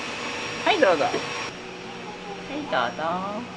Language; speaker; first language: Japanese; native; Japanese